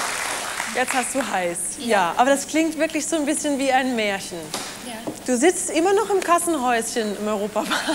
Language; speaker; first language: German; native; German